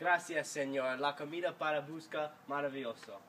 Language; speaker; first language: Spanish; non-native, learner; English